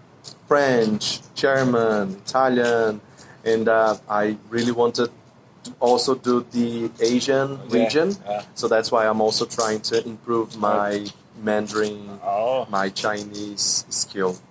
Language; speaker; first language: English; non-native, fluent; Portuguese